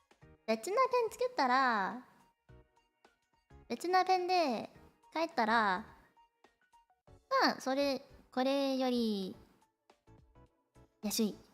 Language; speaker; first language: Japanese; non-native, learner; Cantonese